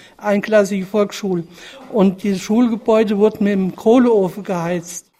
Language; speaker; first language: German; native; German